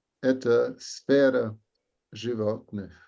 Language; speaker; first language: Russian; non-native, learner; English